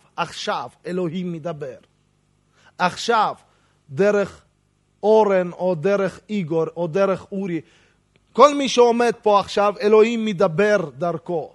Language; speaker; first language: Hebrew; non-native, fluent; Russian